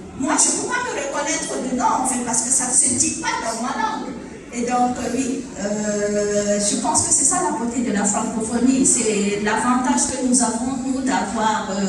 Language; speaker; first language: French; non-native, local second language; Fula